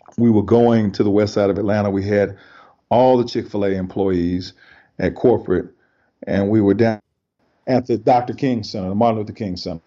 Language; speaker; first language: English; native; English